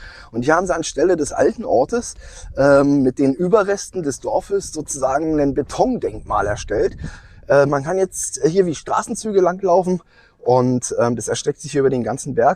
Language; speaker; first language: German; native; German